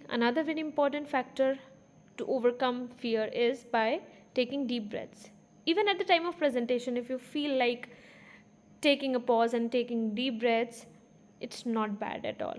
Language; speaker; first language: English; non-native, fluent; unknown